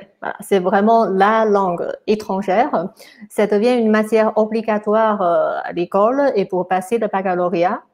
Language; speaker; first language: French; non-native, fluent; Chinese